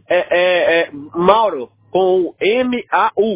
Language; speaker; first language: Spanish; non-native, learner; Portuguese